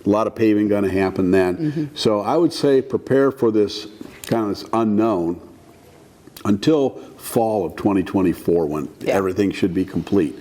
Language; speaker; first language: English; native; English